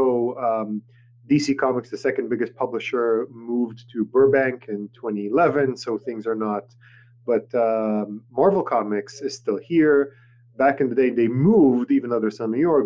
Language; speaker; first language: English; non-native, fluent; Hebrew